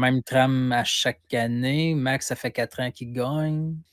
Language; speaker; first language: French; native; French